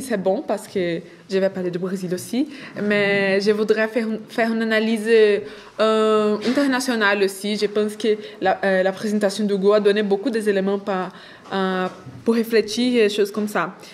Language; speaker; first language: French; non-native, fluent; Portuguese